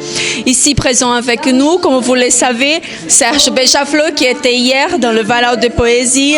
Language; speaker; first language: French; non-native, fluent; Portuguese